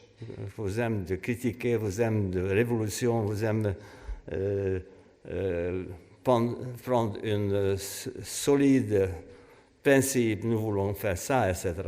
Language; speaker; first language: French; non-native, fluent; Hungarian